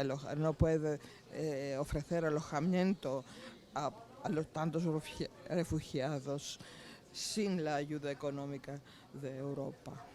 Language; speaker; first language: Spanish; non-native, fluent; Greek